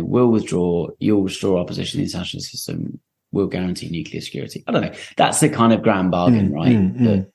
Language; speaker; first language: English; native; English